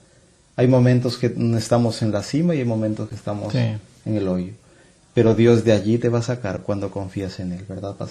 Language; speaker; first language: Spanish; native; Spanish